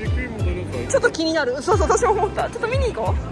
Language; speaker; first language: Japanese; native; Japanese